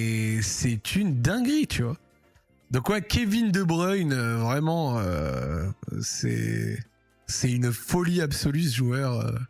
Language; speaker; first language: French; native; French